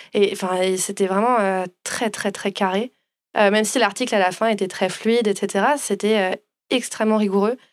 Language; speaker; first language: French; native; French